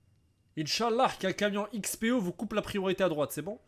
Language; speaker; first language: French; native; French